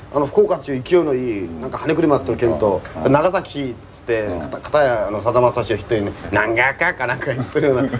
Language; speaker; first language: Japanese; native; Japanese